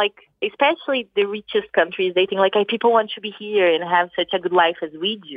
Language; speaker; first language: English; non-native, fluent; Portuguese